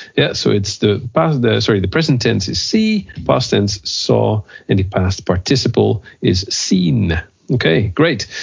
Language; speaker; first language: English; non-native, fluent; Dutch